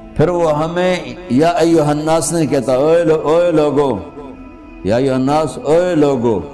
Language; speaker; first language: Urdu; non-native, local second language; Punjabi